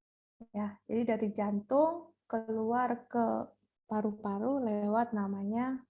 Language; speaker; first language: Indonesian; native; Indonesian